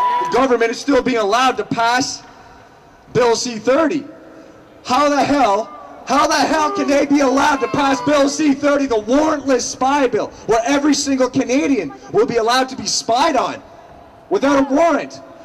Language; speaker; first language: English; native; English